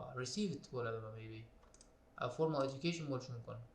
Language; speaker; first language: English; non-native, learner; Uzbek